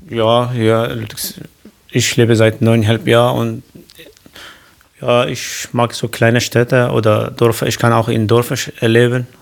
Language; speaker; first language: German; non-native, fluent; Arabic